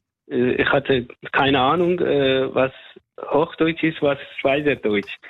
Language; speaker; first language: German; non-native, fluent; Persian